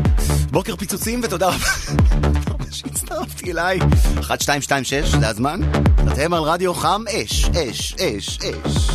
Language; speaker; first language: Hebrew; native; Hebrew